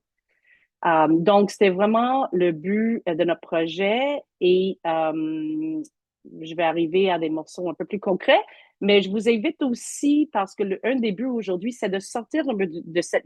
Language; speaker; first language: French; native; French